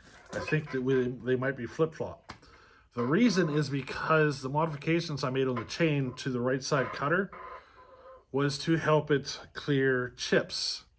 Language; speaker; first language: English; native; English